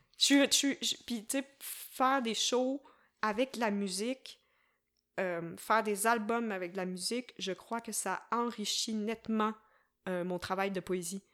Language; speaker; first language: French; native; French